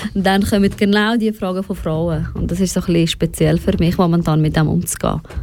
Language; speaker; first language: German; early bilingual, other home language; Persian